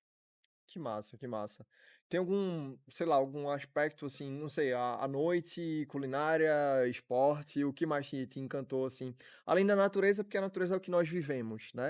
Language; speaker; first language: Portuguese; native; Portuguese